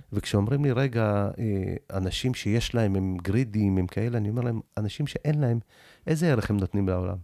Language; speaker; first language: Hebrew; early bilingual, other home language; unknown